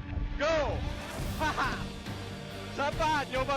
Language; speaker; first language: French; non-native, fluent; Italian